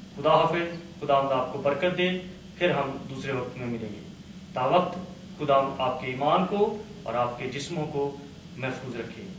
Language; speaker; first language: Hindi; native; Hindi